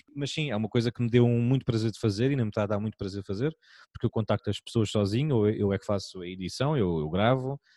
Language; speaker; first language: Portuguese; native; Portuguese